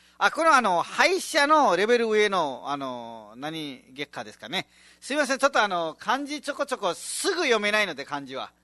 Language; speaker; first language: Japanese; non-native, fluent; Nepali